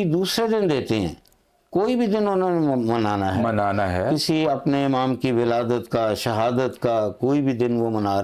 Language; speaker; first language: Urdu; non-native, local second language; Punjabi